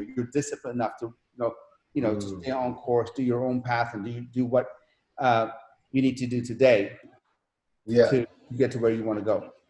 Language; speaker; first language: English; non-native, fluent; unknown